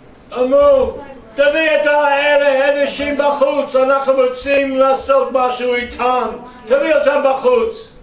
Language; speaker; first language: Hebrew; non-native, fluent; English